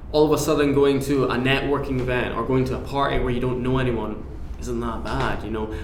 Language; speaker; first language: English; native; English